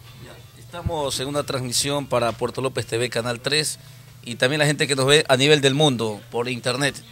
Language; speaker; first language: Spanish; native; Spanish